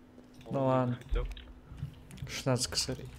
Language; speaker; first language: Russian; native; Russian